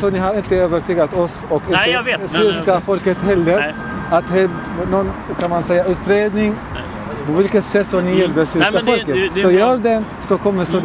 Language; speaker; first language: Swedish; non-native, fluent; Arabic